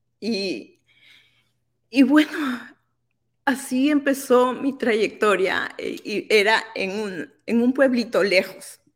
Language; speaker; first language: Spanish; native; Spanish